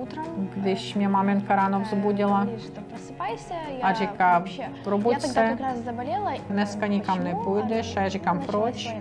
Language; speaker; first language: Czech; non-native, learner; Ukrainian